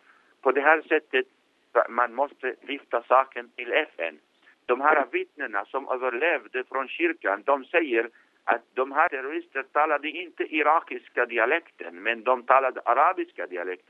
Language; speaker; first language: Swedish; non-native, fluent; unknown